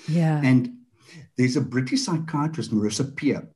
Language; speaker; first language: English; non-native, local second language; Afrikaans